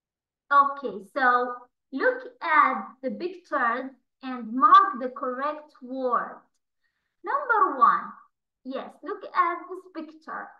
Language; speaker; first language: English; non-native, fluent; Arabic